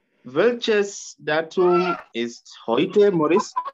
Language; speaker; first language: German; non-native, learner; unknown